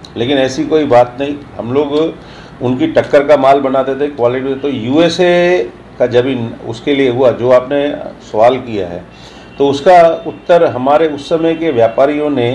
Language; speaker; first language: Hindi; non-native, local second language; Sindhi